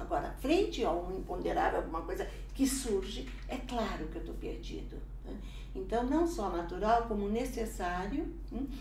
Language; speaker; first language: Portuguese; early bilingual, other home language; Italian